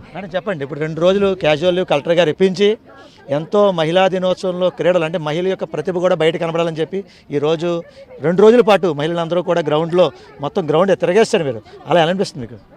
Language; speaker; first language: Telugu; native; Telugu